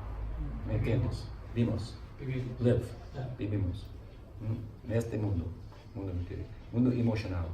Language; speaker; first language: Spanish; non-native, learner; English